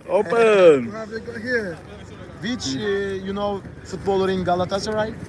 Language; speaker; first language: English; non-native, learner; Turkish